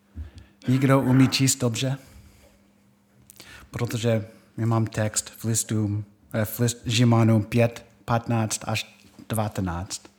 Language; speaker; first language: Czech; non-native, fluent; English